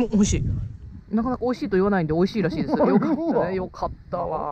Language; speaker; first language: Japanese; native; Japanese